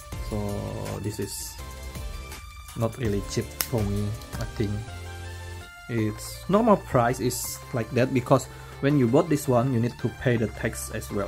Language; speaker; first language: English; non-native, learner; Indonesian